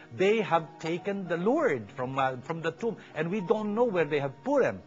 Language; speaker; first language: English; non-native, local second language; Filipino